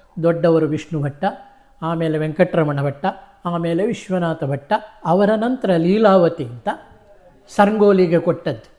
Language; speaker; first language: Kannada; native; Kannada